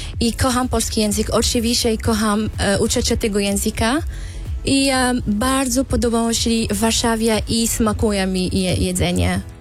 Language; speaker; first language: Polish; non-native, learner; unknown